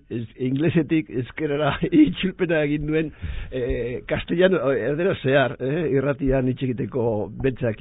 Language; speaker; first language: Basque; non-native, local second language; Spanish